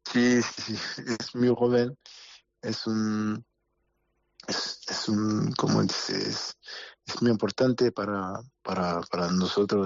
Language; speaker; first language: Spanish; non-native, learner; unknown